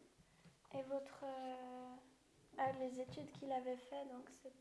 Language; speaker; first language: French; native; French